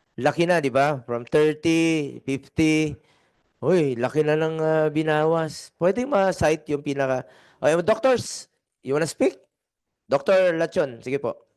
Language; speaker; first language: Filipino; native; Filipino